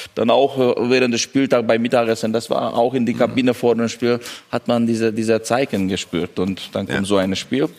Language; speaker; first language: German; non-native, fluent; Hungarian